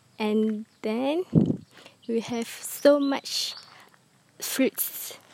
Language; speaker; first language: English; non-native, learner; Malay